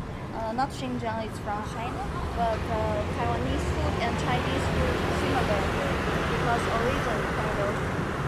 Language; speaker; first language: English; non-native, fluent; Chinese